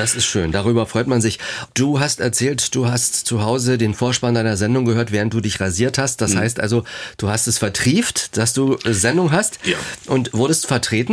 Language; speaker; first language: German; native; German